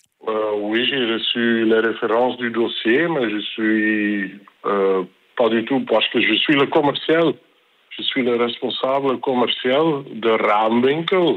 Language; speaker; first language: French; non-native, local second language; Dutch